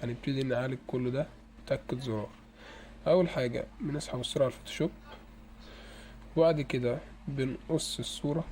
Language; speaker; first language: Arabic; native; Arabic